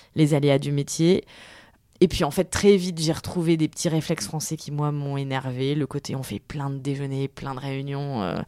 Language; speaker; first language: French; native; French